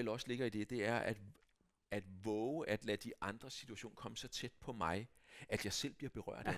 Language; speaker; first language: Danish; native; Danish